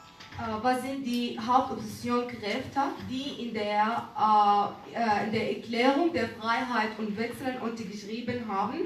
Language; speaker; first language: German; non-native, learner; Arabic